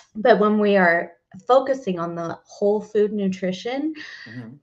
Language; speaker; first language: English; native; English